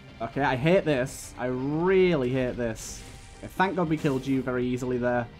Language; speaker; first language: English; native; English